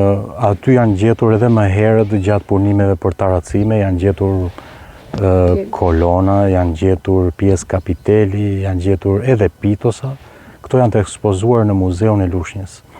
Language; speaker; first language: Albanian; native; Albanian